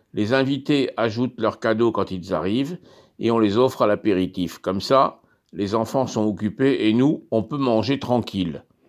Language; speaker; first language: French; native; French